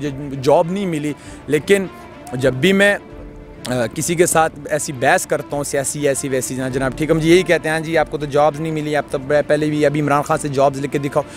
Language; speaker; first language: Urdu; non-native, local second language; Pashto